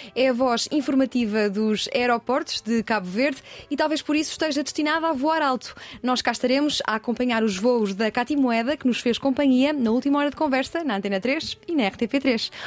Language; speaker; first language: Portuguese; native; Portuguese